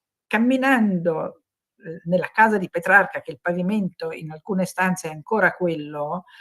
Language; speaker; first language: Italian; native; Italian